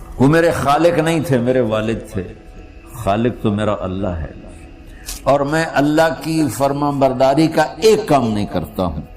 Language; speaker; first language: Urdu; non-native, local second language; Punjabi